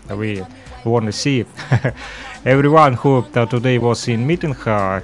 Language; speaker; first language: English; non-native, learner; Russian